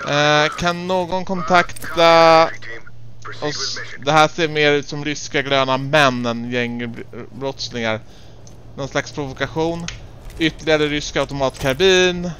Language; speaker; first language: Swedish; native; Swedish